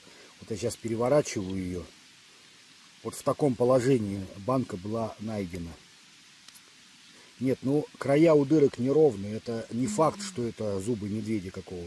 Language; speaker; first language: Russian; native; Russian